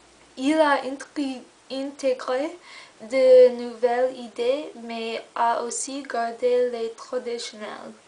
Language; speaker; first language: French; non-native, learner; English